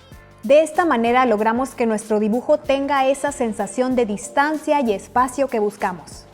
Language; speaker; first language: Spanish; native; Spanish